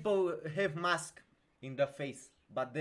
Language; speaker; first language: English; non-native, learner; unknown